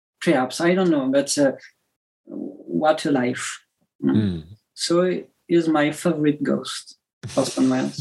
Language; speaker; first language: English; non-native, learner; French